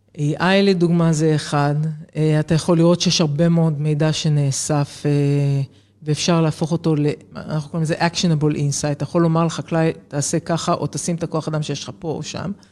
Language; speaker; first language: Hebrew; native; Hebrew